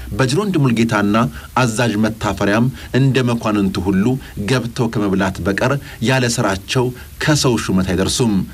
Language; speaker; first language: Amharic; native; Amharic